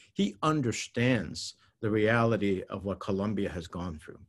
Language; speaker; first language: English; early bilingual, other home language; Spanish